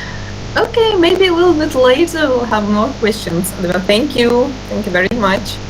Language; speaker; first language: English; non-native, fluent; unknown